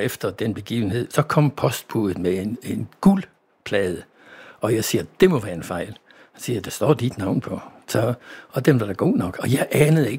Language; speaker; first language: Danish; non-native, fluent; English